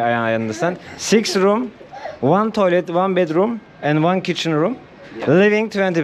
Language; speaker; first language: English; non-native, learner; Turkish